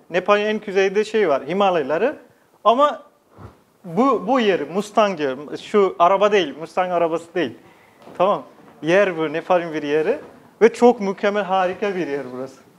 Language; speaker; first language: Turkish; non-native, fluent; Nepali